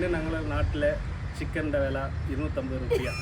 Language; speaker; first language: Malayalam; non-native, learner; Tamil